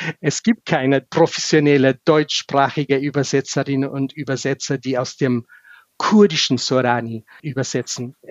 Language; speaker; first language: German; non-native, fluent; Kurdish